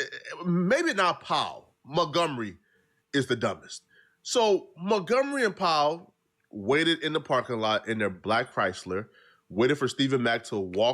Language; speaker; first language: English; native; English